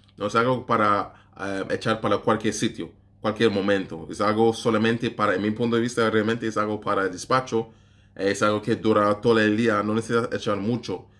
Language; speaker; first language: Spanish; non-native, learner; English